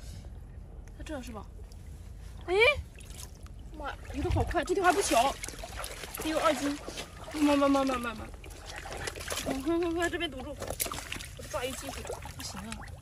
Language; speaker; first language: Chinese; native; Chinese